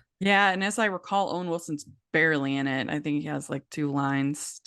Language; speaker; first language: English; native; English